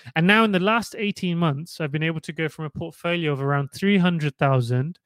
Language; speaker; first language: English; native; English